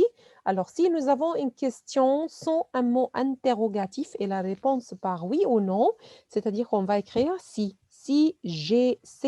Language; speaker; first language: French; non-native, fluent; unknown